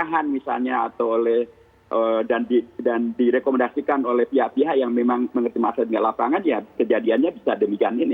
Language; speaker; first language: Indonesian; native; Indonesian